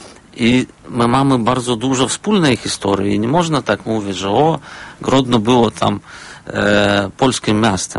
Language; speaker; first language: Polish; non-native, fluent; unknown